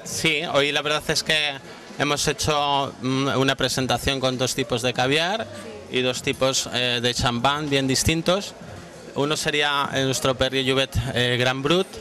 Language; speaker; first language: Spanish; native; Spanish